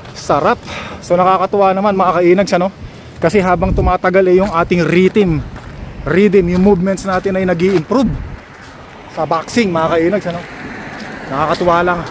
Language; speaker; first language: Filipino; native; Filipino